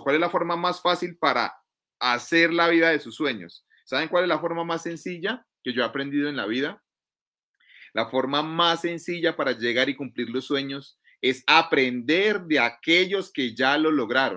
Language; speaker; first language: Spanish; native; Spanish